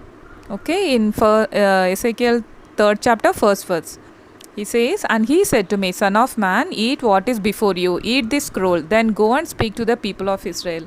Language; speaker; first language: English; non-native, local second language; Tamil